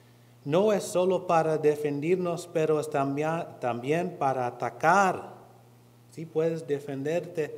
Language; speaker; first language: Spanish; non-native, learner; English